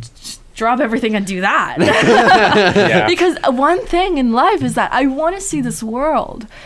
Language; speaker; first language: English; non-native, fluent; Chinese